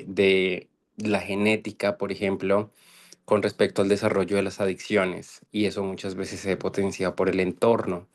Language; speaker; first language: Spanish; native; Spanish